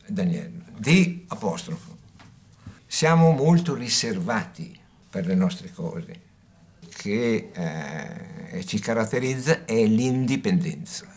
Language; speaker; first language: Italian; early bilingual, heritage; Spanish